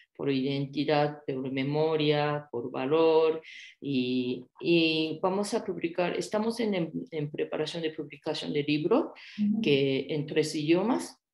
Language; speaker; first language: Spanish; non-native, fluent; Japanese